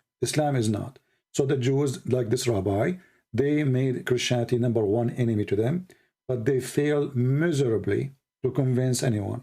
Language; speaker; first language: English; non-native, fluent; Arabic